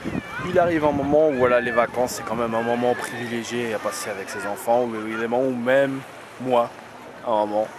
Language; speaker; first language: French; native; French